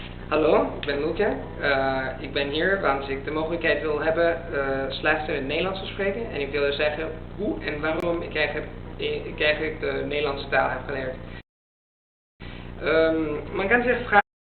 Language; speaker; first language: Dutch; non-native, learner; Italian